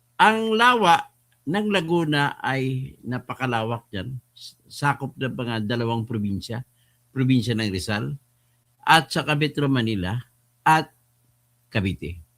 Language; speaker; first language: Filipino; non-native, local second language; Hiligaynon